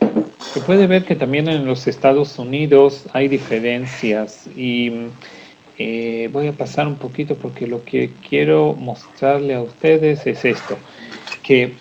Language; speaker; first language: Spanish; non-native, fluent; Hebrew